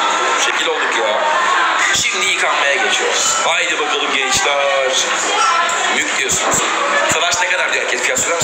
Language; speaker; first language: Turkish; native; Turkish